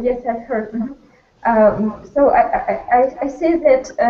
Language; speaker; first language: English; non-native, learner; Russian